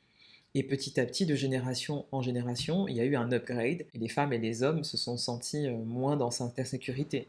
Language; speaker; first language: French; native; French